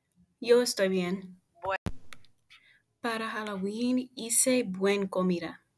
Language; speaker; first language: Spanish; non-native, learner; English